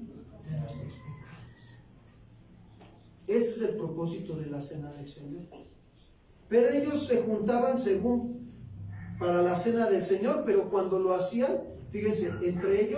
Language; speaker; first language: Spanish; native; Spanish